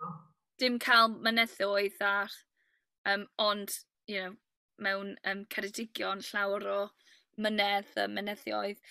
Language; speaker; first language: Welsh; non-native, learner; English